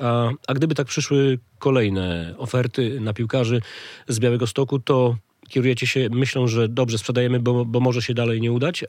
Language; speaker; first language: Polish; native; Polish